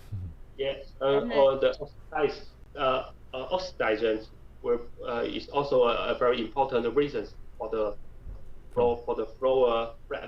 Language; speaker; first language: English; non-native, learner; Chinese